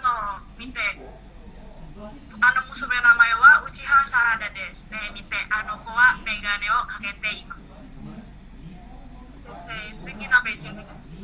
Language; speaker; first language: Japanese; non-native, learner; Indonesian